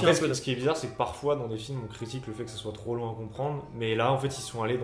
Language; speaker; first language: French; native; French